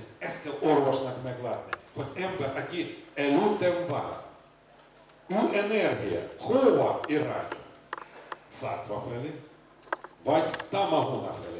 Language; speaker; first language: Hungarian; non-native, learner; Russian